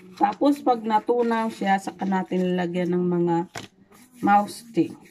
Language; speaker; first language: Filipino; native; Filipino